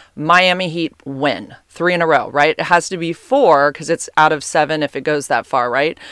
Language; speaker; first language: English; native; English